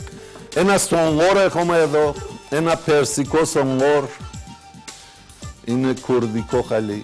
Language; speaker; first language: Greek; non-native, learner; Persian